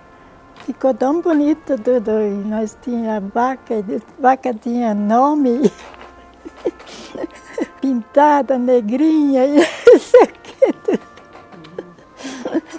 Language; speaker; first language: Portuguese; non-native, local second language; German